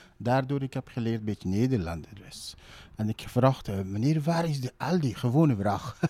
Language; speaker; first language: Dutch; non-native, learner; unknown